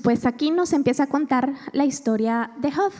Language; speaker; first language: Spanish; native; Spanish